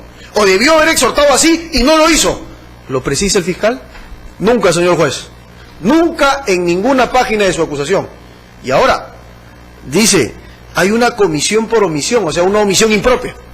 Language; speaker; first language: Spanish; native; Spanish